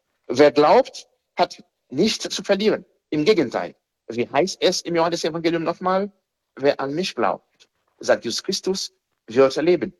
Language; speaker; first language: German; non-native, fluent; Haitian Creole